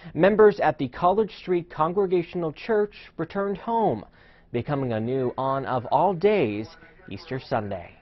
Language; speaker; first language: English; native; English